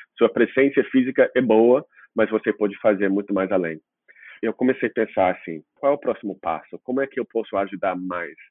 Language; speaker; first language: Portuguese; non-native, fluent; English